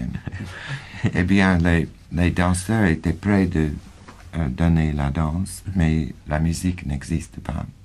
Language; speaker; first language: French; non-native, fluent; English